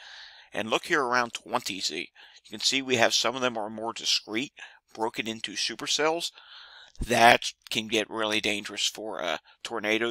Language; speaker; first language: English; native; English